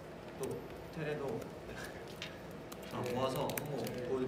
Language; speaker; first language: Korean; native; Korean